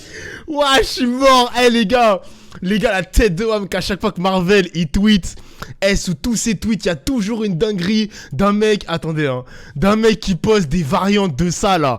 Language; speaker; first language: French; native; French